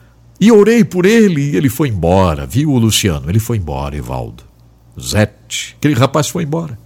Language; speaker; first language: Portuguese; native; Portuguese